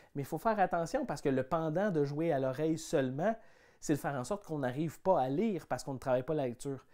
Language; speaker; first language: French; native; French